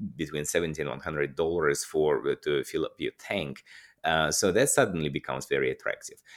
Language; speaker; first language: English; non-native, fluent; Russian